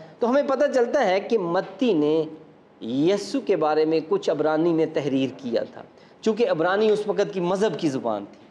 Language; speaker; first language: Urdu; non-native, local second language; Punjabi